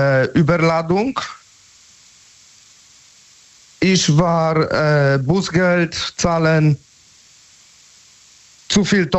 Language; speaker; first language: German; non-native, learner; Polish